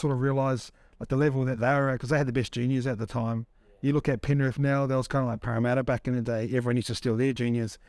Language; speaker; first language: English; native; English